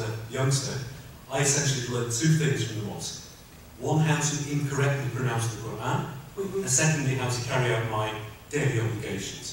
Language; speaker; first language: English; native; English